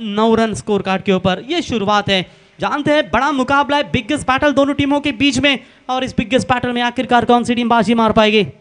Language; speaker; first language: Hindi; non-native, local second language; Marathi